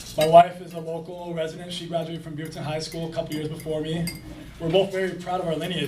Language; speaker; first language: English; native; English